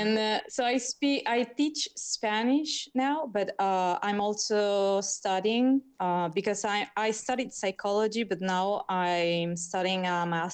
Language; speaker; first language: English; non-native, fluent; Spanish